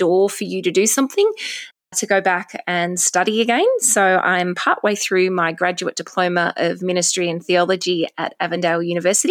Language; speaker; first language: English; native; English